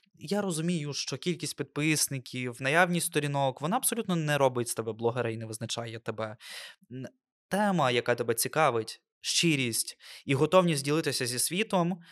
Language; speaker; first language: Ukrainian; non-native, local second language; Russian